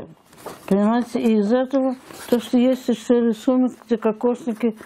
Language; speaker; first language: Russian; early bilingual, heritage; Russian